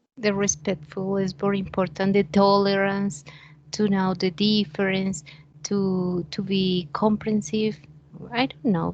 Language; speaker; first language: English; non-native, fluent; Spanish